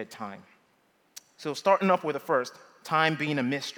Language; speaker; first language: English; non-native, local second language; Yoruba